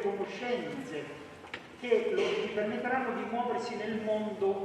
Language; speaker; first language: Italian; native; Italian